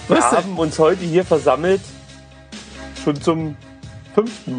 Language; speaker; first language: German; native; German